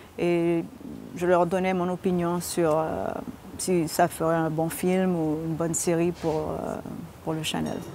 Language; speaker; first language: French; early bilingual, heritage; French